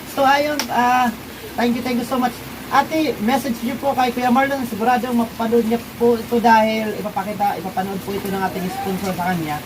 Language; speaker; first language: Filipino; non-native, local second language; Waray